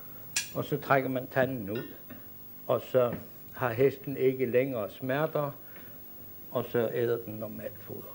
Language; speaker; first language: Danish; native; Danish